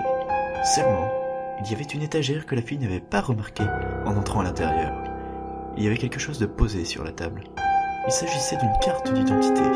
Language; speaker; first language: French; native; French